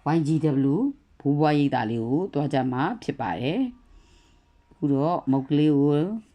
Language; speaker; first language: Burmese; native; Burmese